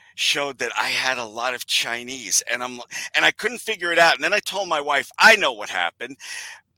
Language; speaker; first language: English; native; English